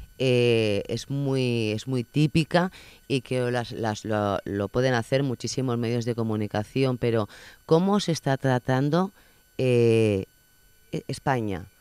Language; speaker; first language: Spanish; non-native, local second language; Catalan